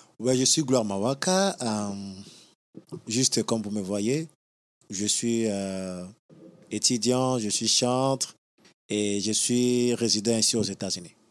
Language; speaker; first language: French; non-native, local second language; Lingala